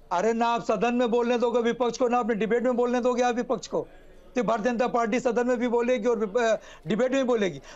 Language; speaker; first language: Hindi; native; Hindi